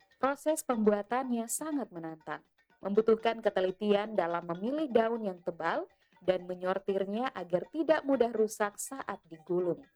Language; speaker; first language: Indonesian; native; Indonesian